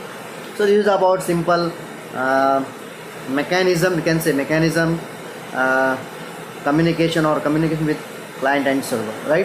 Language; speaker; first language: English; non-native, local second language; Marathi